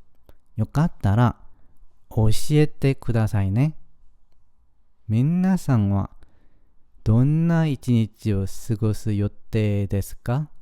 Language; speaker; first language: Japanese; non-native, fluent; Korean